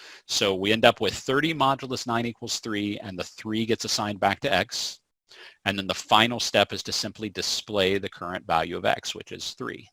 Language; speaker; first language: English; native; English